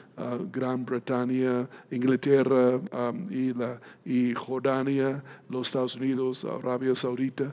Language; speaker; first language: Spanish; non-native, fluent; English